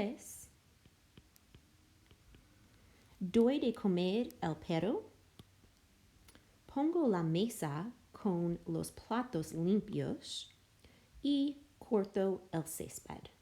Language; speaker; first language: Spanish; non-native, fluent; English